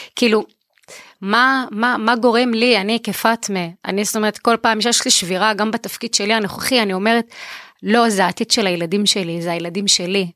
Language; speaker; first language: Hebrew; non-native, local second language; Arabic